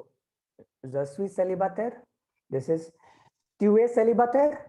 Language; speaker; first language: French; non-native, learner; Hindi